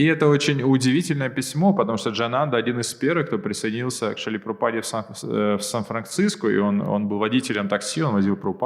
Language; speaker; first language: Russian; native; Russian